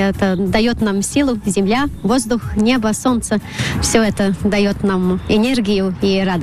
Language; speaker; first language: Russian; non-native, local second language; Latvian